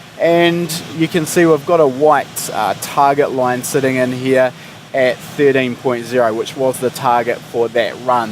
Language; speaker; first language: English; native; English